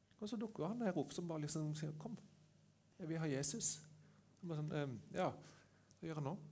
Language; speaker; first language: Norwegian; native; Norwegian